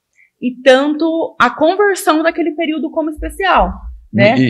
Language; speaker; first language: Portuguese; native; Portuguese